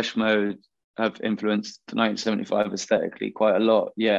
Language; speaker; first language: English; native; English